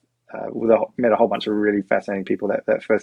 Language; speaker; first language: English; native; English